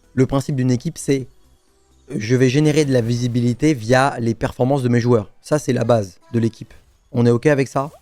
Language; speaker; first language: French; native; French